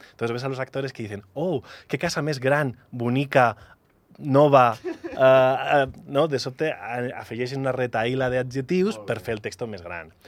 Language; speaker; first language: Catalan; non-native, local second language; Spanish